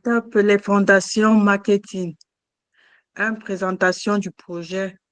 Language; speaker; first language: French; non-native, fluent; German